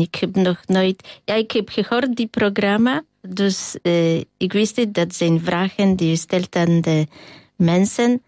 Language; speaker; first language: Dutch; non-native, fluent; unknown